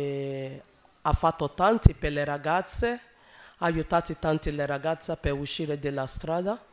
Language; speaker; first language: Italian; non-native, learner; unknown